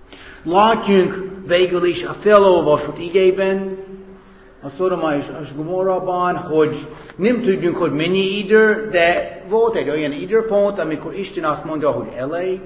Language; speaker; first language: Hungarian; non-native, fluent; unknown